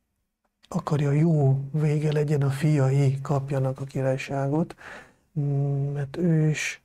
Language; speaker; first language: Hungarian; non-native, fluent; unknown